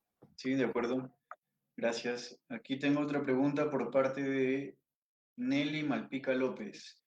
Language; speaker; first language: Spanish; native; Spanish